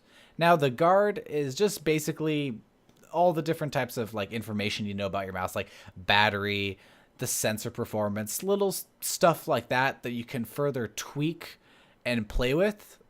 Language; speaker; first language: English; native; English